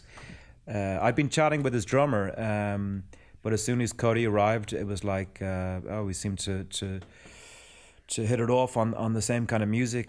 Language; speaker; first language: English; native; English